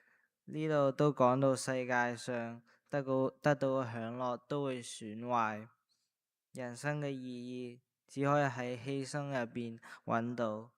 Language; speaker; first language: Chinese; early bilingual, heritage; Cantonese